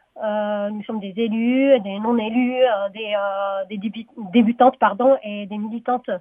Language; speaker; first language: French; non-native, local second language; Arabic